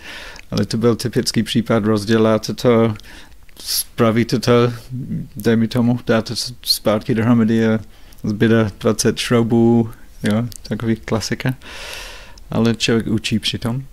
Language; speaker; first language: Czech; non-native, fluent; English